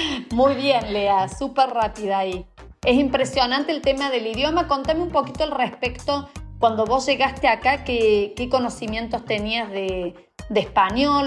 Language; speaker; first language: Spanish; native; Spanish